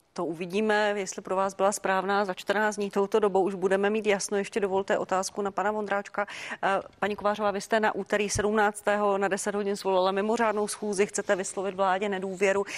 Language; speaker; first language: Czech; native; Czech